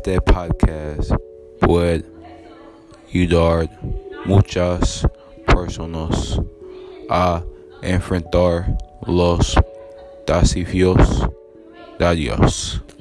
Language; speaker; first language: Spanish; non-native, learner; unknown